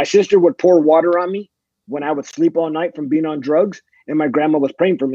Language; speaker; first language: English; native; English